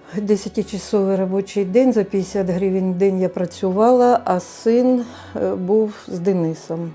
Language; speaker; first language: Ukrainian; non-native, local second language; Russian